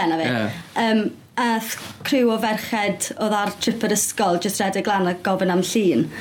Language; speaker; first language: Welsh; native; Welsh